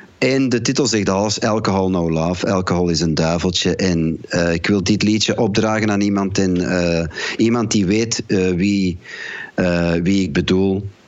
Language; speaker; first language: Dutch; native; Dutch